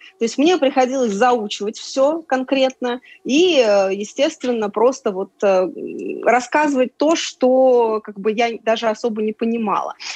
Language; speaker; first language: Russian; native; Russian